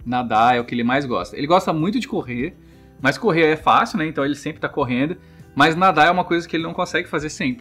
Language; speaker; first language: Portuguese; native; Portuguese